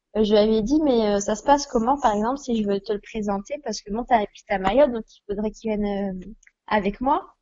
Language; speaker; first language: French; native; French